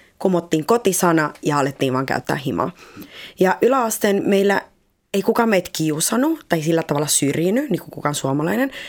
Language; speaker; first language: Finnish; early bilingual, other home language; Spanish